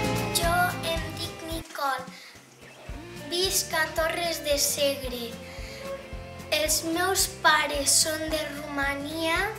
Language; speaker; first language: Catalan; early bilingual, other home language; Romanian